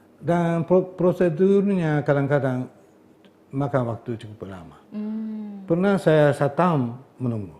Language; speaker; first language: Indonesian; non-native, fluent; Japanese